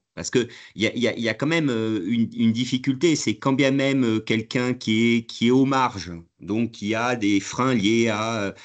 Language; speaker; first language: French; native; French